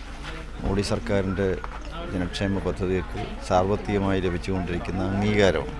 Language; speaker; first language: Malayalam; native; Malayalam